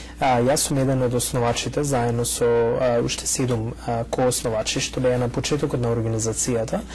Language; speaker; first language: Macedonian; early bilingual, heritage; Macedonian